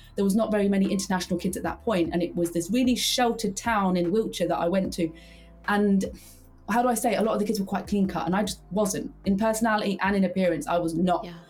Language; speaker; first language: English; early bilingual, heritage; English